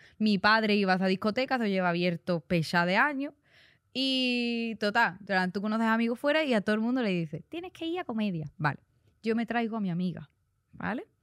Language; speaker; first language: Spanish; native; Spanish